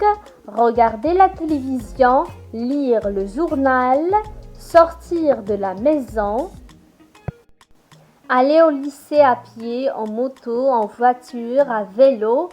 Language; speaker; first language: French; non-native, local second language; Arabic